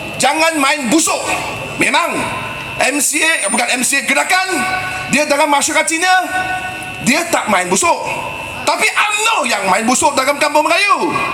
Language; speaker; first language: Malay; non-native, local second language; Chinese